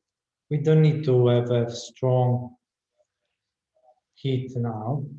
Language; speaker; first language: English; non-native, fluent; Italian